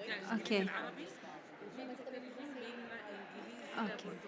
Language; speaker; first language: Arabic; native; Arabic